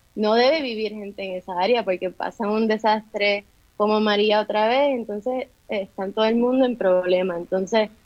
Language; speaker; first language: Spanish; native; Spanish